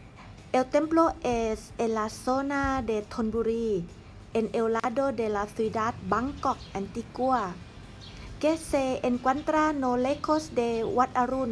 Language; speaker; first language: Spanish; non-native, learner; Thai